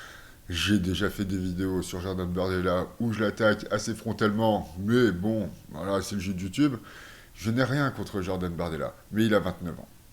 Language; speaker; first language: French; native; French